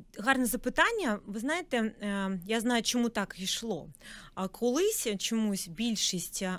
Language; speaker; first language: Ukrainian; non-native, local second language; Russian